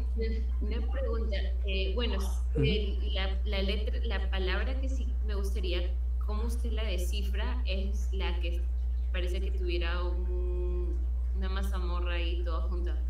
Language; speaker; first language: Spanish; early bilingual, heritage; Spanish